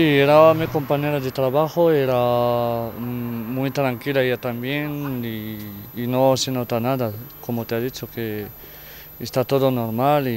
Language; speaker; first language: Spanish; non-native, fluent; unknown